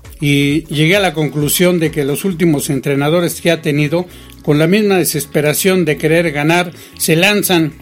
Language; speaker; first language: Spanish; native; Spanish